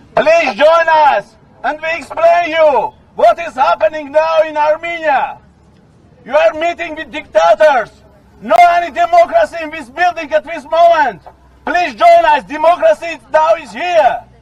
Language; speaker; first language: English; non-native, learner; Armenian